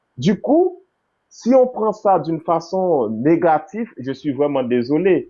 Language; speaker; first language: French; non-native, local second language; Haitian Creole